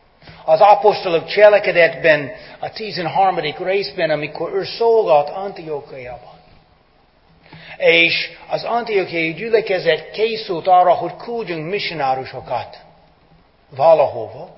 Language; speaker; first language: Hungarian; non-native, fluent; English